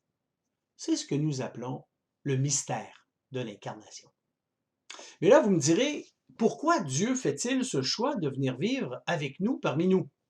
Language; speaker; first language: French; native; French